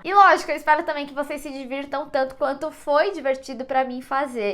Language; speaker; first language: Portuguese; native; Portuguese